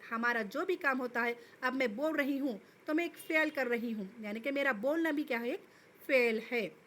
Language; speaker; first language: Urdu; native; Urdu